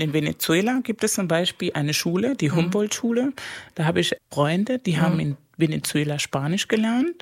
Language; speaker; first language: German; non-native, fluent; Spanish